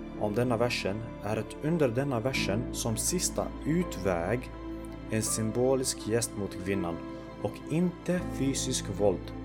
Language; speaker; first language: Swedish; early bilingual, other home language; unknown